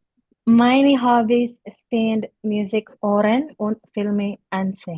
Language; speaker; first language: German; non-native, learner; Filipino